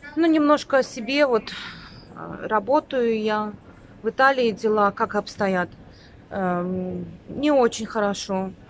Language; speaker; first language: Russian; native; Russian